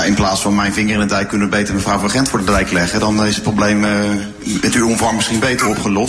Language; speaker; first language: Dutch; native; Dutch